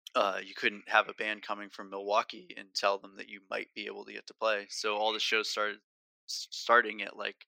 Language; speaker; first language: English; native; English